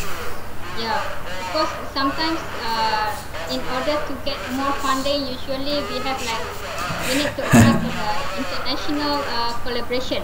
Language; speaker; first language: English; non-native, local second language; Malay